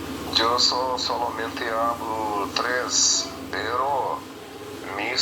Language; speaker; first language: Spanish; non-native, learner; Portuguese